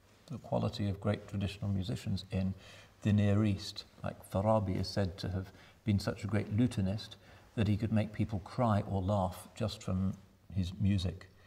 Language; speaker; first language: English; native; English